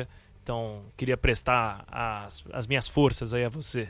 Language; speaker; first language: Portuguese; native; Portuguese